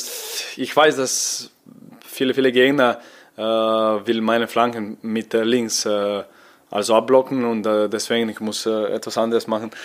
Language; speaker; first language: German; non-native, learner; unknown